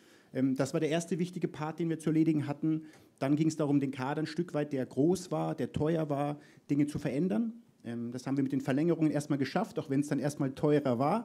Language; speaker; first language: German; native; German